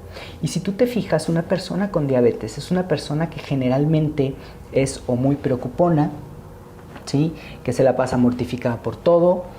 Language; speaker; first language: Spanish; native; Spanish